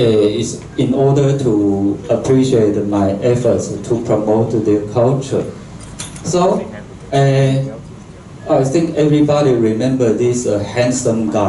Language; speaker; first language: English; non-native, local second language; Chinese